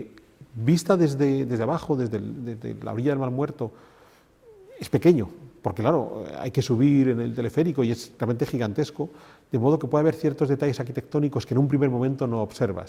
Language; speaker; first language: Spanish; native; Spanish